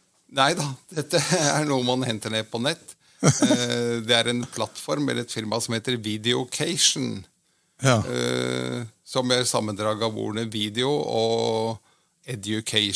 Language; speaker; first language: Norwegian; native; Norwegian